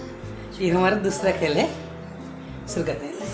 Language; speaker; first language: Hindi; non-native, local second language; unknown